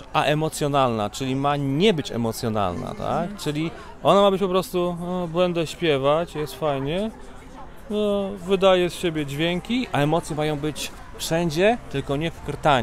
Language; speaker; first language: Polish; native; Polish